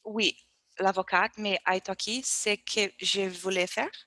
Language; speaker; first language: French; non-native, learner; Portuguese